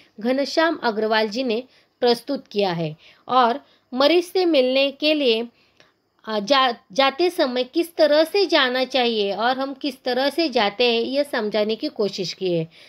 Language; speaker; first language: Hindi; non-native, local second language; Marathi